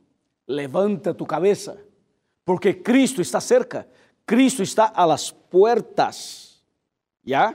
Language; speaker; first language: Spanish; non-native, fluent; Portuguese